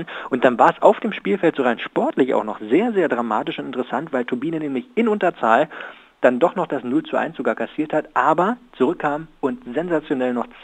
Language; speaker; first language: German; native; German